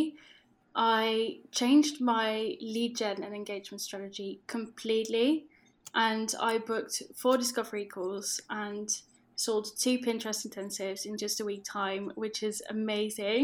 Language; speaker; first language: English; non-native, fluent; Dutch